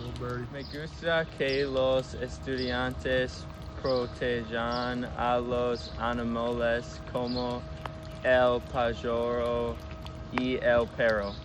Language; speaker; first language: Spanish; non-native, learner; English